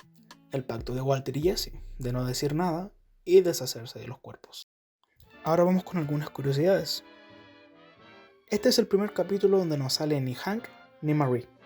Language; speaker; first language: Spanish; native; Spanish